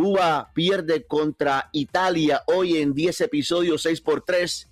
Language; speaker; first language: Spanish; native; Spanish